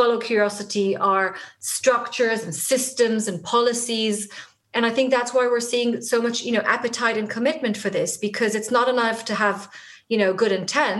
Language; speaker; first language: English; non-native, fluent; Hebrew